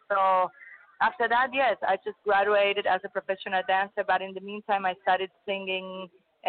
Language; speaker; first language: English; non-native, learner; Spanish